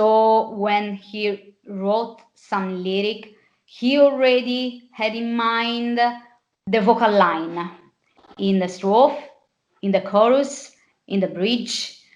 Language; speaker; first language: English; non-native, fluent; Italian